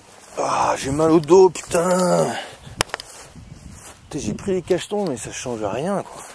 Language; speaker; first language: French; native; French